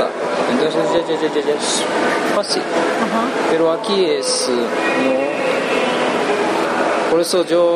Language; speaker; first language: Spanish; non-native, learner; Japanese